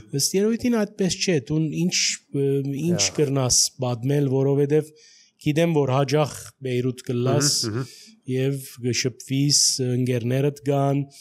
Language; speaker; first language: Armenian; early bilingual, heritage; Armenian